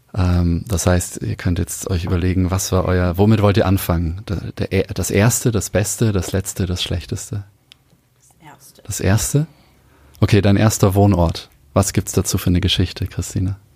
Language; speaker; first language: German; native; German